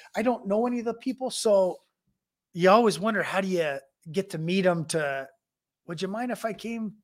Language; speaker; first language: English; native; English